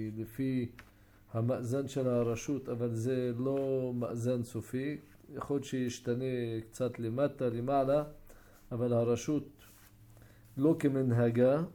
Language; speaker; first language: Hebrew; non-native, local second language; Arabic